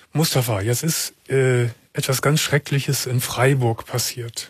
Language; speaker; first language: German; native; German